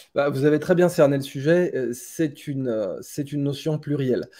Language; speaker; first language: French; native; French